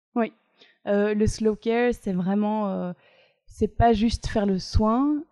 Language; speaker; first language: French; native; French